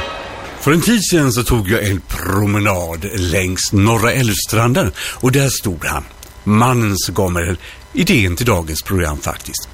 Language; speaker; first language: Swedish; native; Swedish